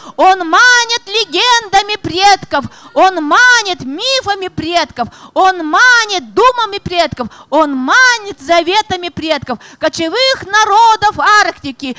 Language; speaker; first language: Russian; non-native, local second language; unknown